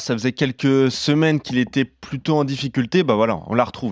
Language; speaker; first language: French; native; French